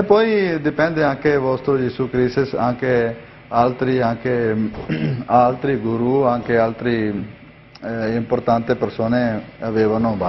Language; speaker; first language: Italian; non-native, learner; Punjabi